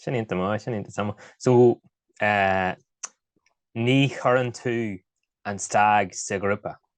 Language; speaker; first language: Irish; native; Irish